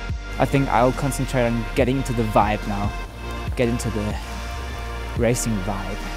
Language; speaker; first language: English; non-native, fluent; German